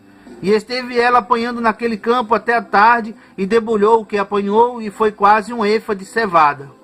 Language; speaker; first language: Portuguese; native; Portuguese